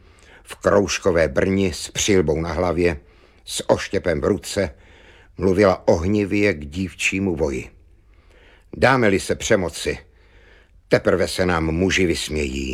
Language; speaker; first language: Czech; native; Czech